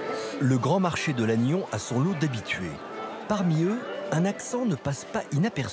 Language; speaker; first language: French; native; French